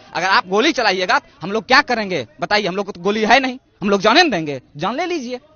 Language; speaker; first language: Hindi; native; Hindi